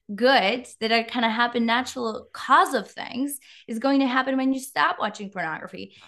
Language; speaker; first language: English; non-native, fluent; Czech